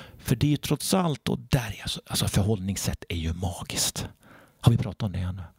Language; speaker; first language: Swedish; native; Swedish